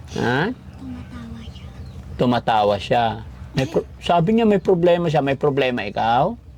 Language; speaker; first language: Filipino; native; Filipino